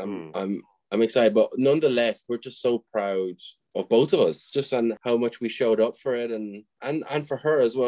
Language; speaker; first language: English; native; English